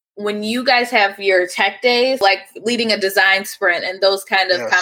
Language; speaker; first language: English; native; English